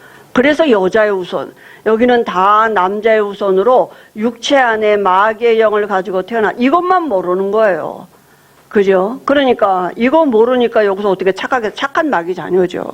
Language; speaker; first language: Korean; native; Korean